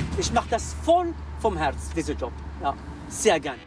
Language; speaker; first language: German; non-native, learner; Arabic